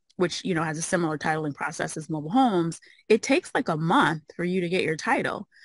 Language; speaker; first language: English; native; English